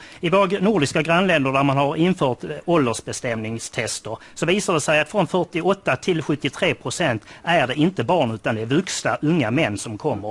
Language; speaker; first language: Swedish; native; Swedish